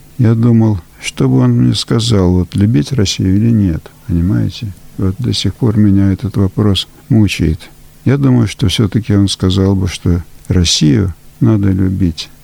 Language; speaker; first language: Russian; early bilingual, heritage; Russian